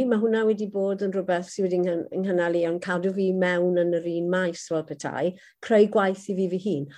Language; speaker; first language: Welsh; native; Welsh